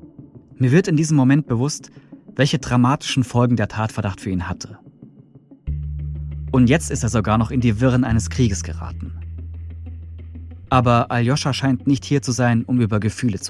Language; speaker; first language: German; native; German